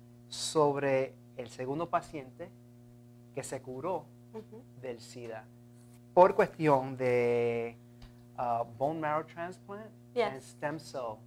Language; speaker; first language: Spanish; early bilingual, heritage; Spanish